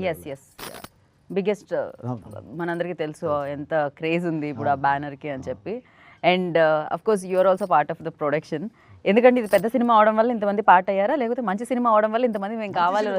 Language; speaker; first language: Telugu; native; Telugu